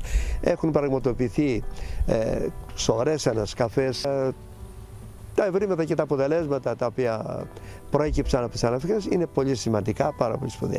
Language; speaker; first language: Greek; native; Greek